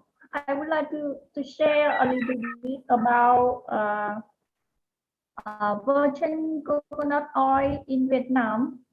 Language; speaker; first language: English; non-native, learner; Vietnamese